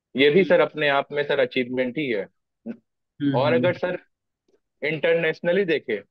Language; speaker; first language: Hindi; native; Hindi